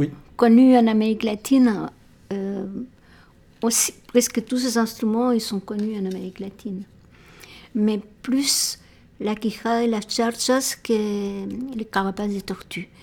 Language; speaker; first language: French; non-native, fluent; Spanish